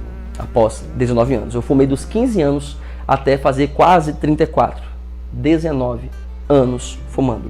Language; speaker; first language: Portuguese; native; Portuguese